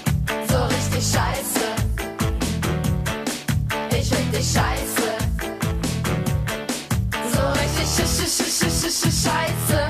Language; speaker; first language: German; native; German